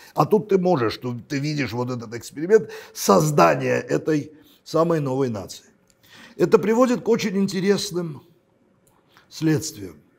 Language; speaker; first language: Russian; non-native, local second language; Armenian